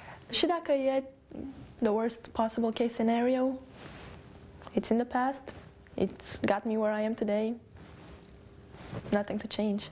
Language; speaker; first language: English; early bilingual, other home language; Romanian